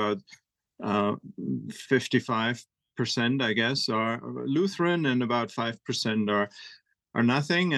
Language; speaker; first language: English; non-native, fluent; German